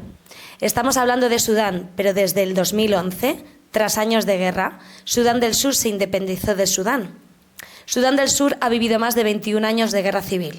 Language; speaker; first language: Spanish; native; Spanish